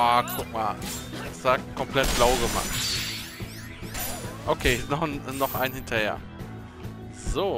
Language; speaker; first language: German; native; German